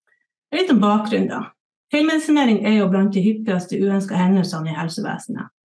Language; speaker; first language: Norwegian; native; Norwegian